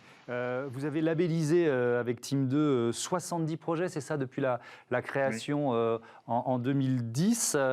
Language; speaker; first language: French; native; French